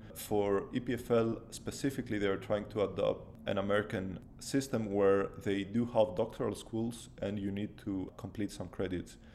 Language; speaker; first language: English; non-native, fluent; Greek